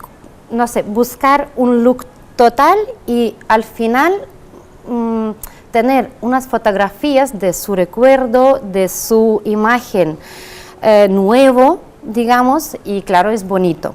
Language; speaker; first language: Spanish; non-native, fluent; Russian